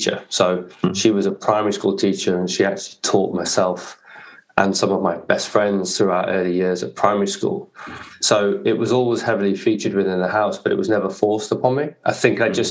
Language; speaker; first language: English; native; English